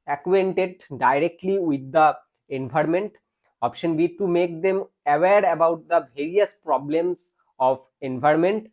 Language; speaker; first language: English; non-native, local second language; Bangla